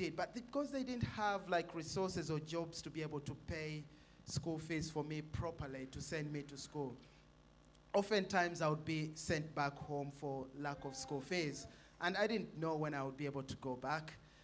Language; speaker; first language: English; non-native, local second language; Ganda